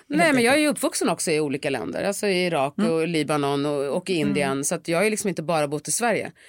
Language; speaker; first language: Swedish; early bilingual, other home language; Tigrinya